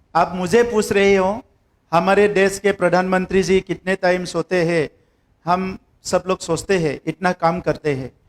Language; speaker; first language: Hindi; non-native, local second language; Assamese